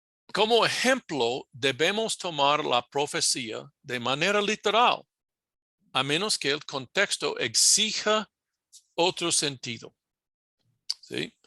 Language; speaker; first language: Spanish; non-native, fluent; English